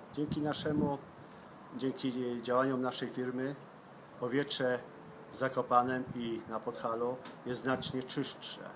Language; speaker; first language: Polish; native; Polish